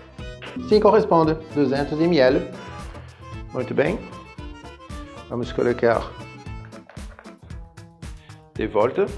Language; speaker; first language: Portuguese; non-native, fluent; French